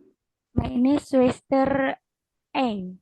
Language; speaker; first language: German; non-native, learner; Indonesian